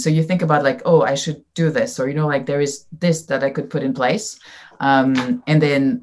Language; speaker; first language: English; non-native, fluent; French